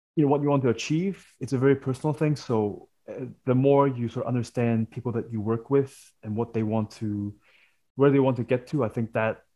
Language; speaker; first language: English; non-native, local second language; Cantonese